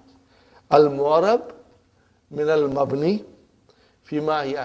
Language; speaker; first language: Arabic; non-native, fluent; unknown